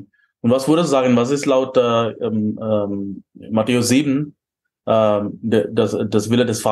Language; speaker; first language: German; non-native, fluent; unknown